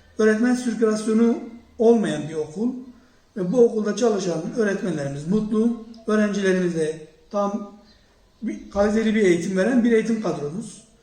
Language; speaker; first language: Turkish; native; Turkish